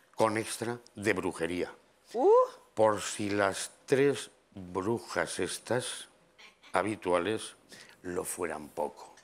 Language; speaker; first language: Spanish; native; Spanish